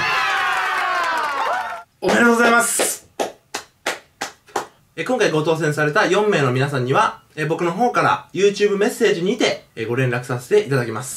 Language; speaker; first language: Japanese; native; Japanese